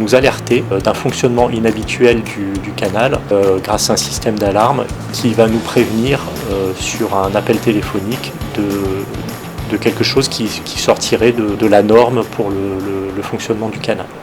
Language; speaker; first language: French; native; French